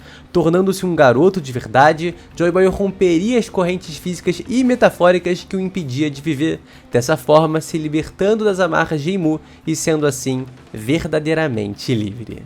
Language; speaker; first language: Portuguese; native; Portuguese